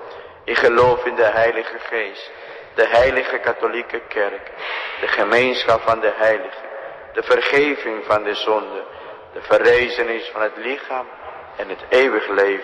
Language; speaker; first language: Dutch; non-native, fluent; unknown